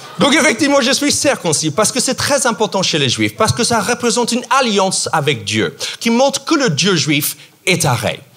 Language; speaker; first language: French; non-native, fluent; English